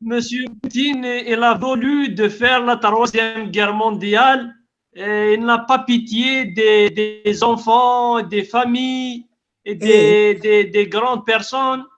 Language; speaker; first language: French; non-native, learner; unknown